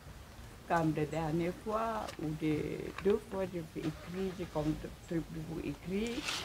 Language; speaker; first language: French; non-native, learner; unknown